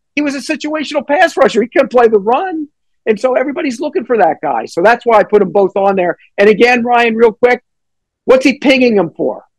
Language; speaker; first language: English; native; English